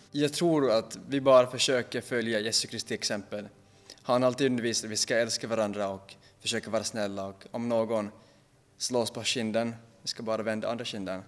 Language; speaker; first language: Swedish; non-native, local second language; Finnish